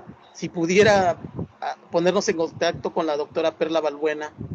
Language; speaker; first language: Spanish; native; Spanish